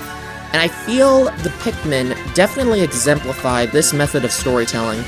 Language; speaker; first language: English; native; English